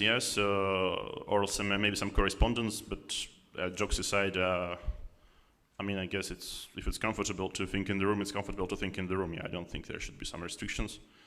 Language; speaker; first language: English; non-native, fluent; Russian